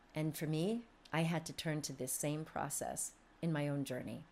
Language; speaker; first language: English; native; English